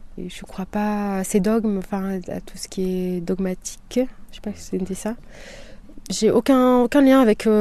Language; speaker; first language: French; non-native, local second language; Kabyle